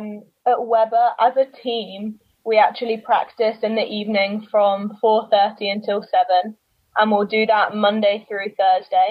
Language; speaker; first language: English; native; English